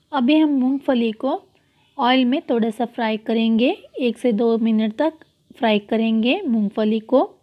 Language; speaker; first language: Hindi; non-native, local second language; Kannada